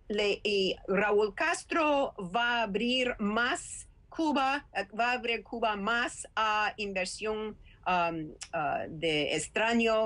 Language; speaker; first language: Spanish; non-native, fluent; English